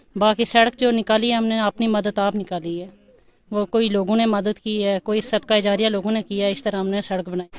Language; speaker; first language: Urdu; non-native, local second language; Pahari-Potwari